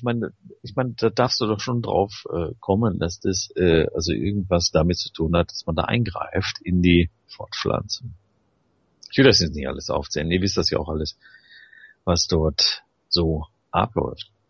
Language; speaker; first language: German; native; German